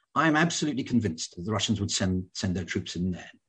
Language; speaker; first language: English; native; English